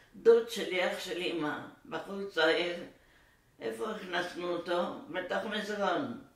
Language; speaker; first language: Hebrew; non-native, fluent; Arabic